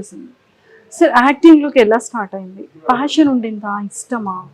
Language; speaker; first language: Telugu; native; Telugu